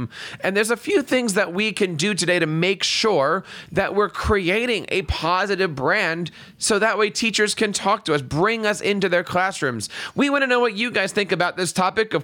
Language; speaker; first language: English; native; English